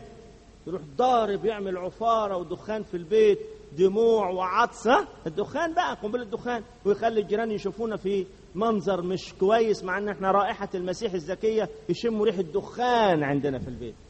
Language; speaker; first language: Arabic; native; Arabic